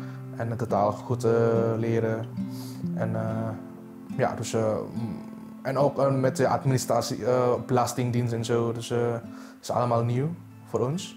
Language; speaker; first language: Dutch; non-native, fluent; Indonesian